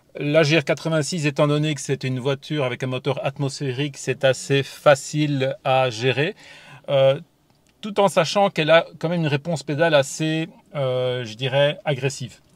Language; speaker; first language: French; native; French